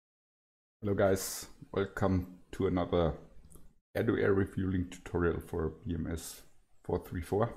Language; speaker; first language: English; non-native, fluent; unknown